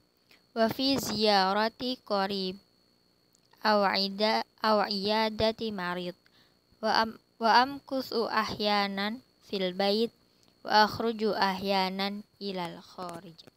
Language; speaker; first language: Arabic; non-native, learner; Indonesian